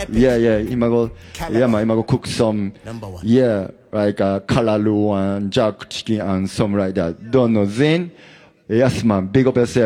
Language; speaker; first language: English; non-native, fluent; Japanese